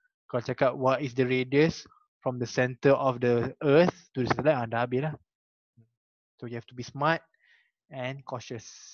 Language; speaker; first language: English; non-native, local second language; Malay